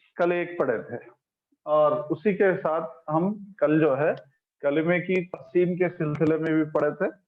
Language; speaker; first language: Urdu; native; Urdu